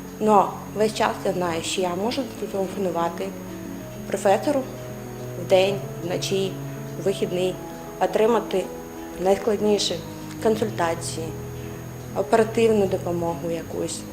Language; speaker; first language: Ukrainian; native; Ukrainian